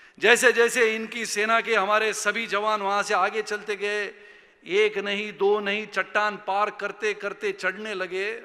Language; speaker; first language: Hindi; non-native, local second language; Marathi